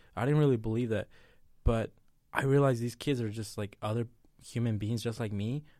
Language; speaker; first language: English; early bilingual, other home language; Spanish